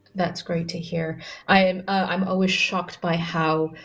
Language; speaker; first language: English; native; English